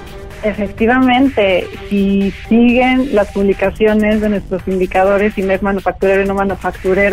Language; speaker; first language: Spanish; native; Spanish